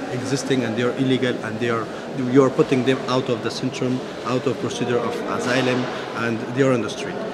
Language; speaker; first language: English; non-native, fluent; Persian